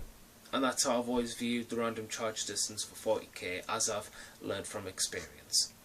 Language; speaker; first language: English; native; English